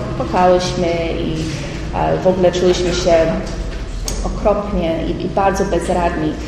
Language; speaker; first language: Polish; early bilingual, heritage; Polish